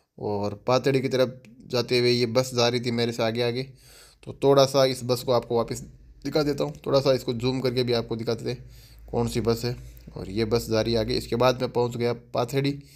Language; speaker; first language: Hindi; native; Hindi